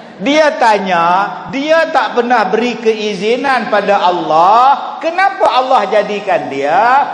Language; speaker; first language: Malay; native; Malay